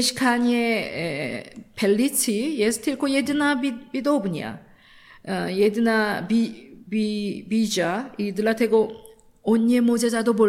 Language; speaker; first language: Polish; non-native, learner; Korean